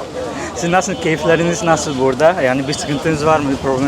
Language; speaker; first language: Turkish; non-native, fluent; Bangla